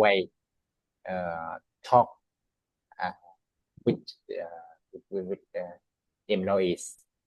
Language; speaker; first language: English; non-native, learner; Vietnamese